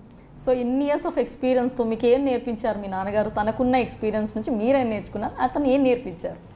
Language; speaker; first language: Telugu; native; Telugu